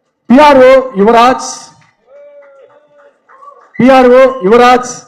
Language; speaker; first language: Tamil; native; Tamil